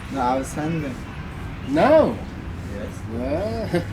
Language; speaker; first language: English; non-native, learner; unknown